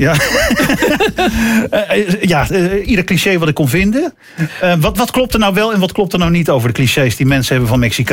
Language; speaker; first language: Dutch; native; Dutch